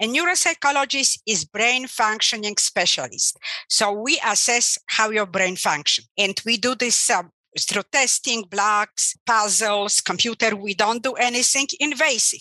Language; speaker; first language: English; non-native, fluent; Polish